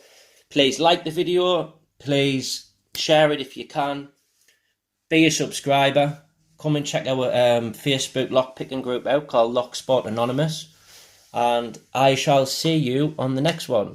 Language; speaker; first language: English; native; English